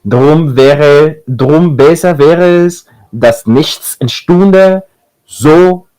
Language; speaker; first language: German; non-native, fluent; Spanish